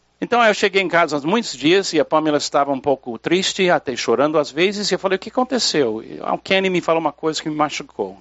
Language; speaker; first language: Portuguese; non-native, fluent; English